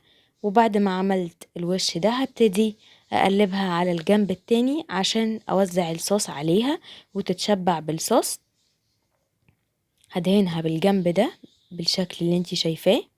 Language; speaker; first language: Arabic; native; Arabic